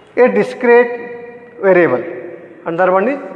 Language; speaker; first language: English; non-native, local second language; Kannada